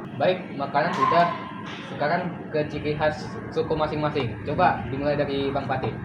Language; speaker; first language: Indonesian; native; Indonesian